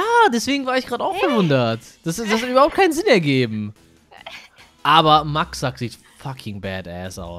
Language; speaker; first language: German; native; German